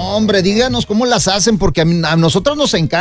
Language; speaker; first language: Spanish; native; Spanish